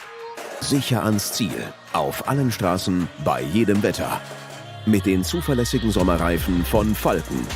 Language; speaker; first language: German; native; German